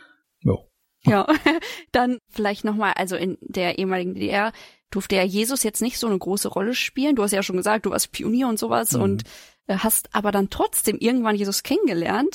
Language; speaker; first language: German; native; German